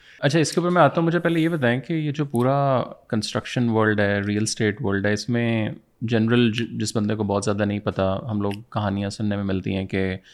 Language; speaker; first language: Urdu; native; Urdu